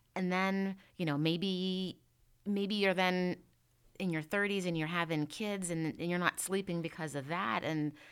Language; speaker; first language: English; native; English